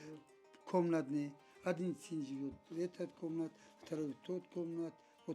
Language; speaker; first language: Russian; non-native, learner; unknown